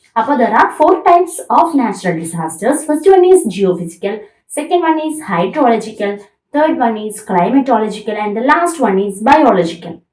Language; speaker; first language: English; non-native, local second language; Malayalam